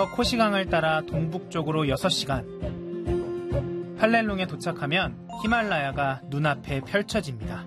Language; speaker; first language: Korean; native; Korean